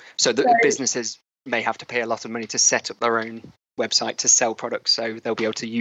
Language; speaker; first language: English; native; English